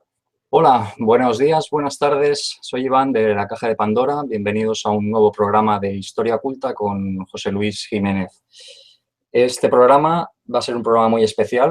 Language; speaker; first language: Spanish; native; Spanish